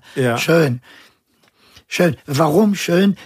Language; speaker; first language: German; non-native, fluent; French